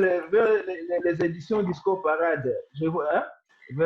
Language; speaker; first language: French; non-native, local second language; Swahili